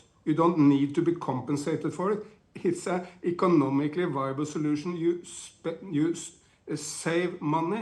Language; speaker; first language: English; non-native, fluent; Norwegian